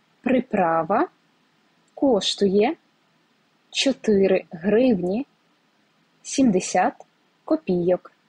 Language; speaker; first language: Ukrainian; native; Ukrainian